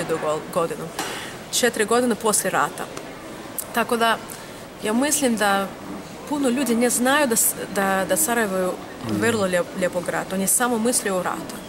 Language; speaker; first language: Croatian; non-native, learner; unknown